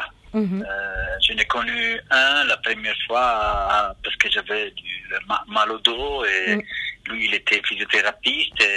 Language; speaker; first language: French; non-native, fluent; Italian